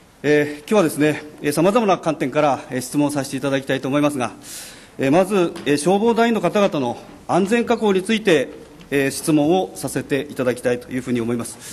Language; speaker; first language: Japanese; native; Japanese